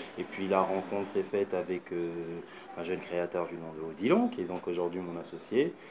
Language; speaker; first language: French; native; French